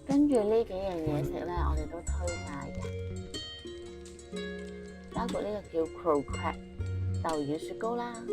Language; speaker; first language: Cantonese; native; Cantonese